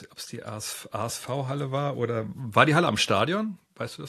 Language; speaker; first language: German; native; German